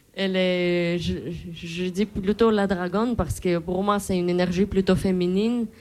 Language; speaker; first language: French; non-native, fluent; Armenian